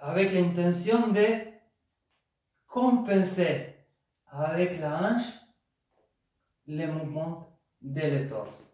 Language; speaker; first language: French; non-native, fluent; Spanish